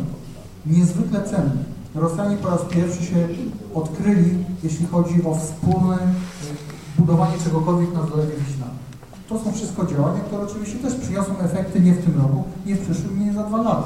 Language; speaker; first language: Polish; native; Polish